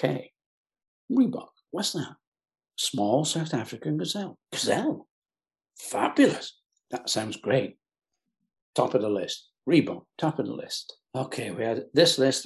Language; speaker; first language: English; native; English